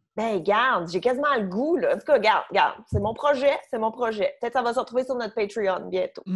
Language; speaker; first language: French; native; French